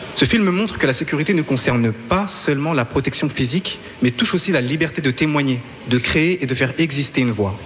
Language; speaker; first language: French; native; French